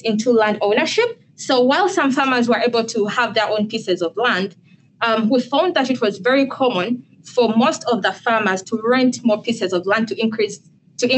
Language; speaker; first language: English; non-native, local second language; Ganda